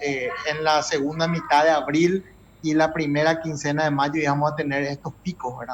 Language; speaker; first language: Spanish; native; Spanish